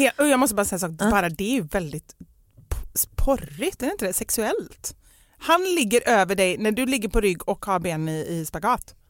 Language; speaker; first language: Swedish; native; Swedish